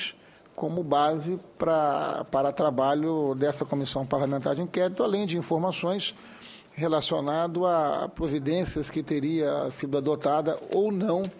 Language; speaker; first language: Portuguese; native; Portuguese